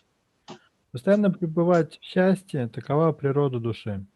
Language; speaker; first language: Russian; native; Russian